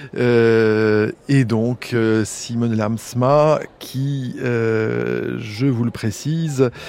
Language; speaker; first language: French; native; French